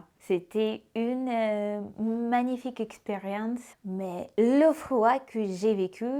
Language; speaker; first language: French; non-native, fluent; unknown